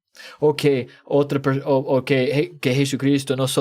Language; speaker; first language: Spanish; non-native, fluent; English